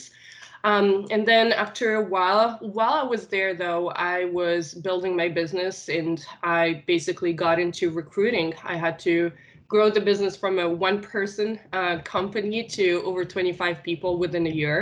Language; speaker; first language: English; non-native, fluent; Arabic